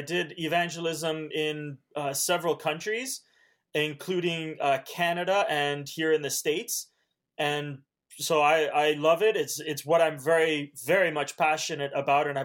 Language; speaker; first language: English; early bilingual, other home language; Hungarian